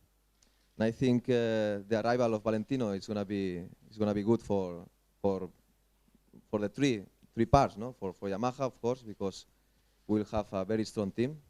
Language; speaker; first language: English; non-native, fluent; Spanish